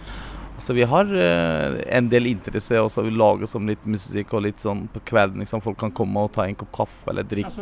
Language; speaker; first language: Norwegian; non-native, learner; Turkish